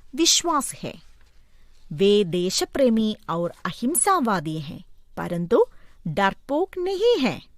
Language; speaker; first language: Hindi; non-native, local second language; Malayalam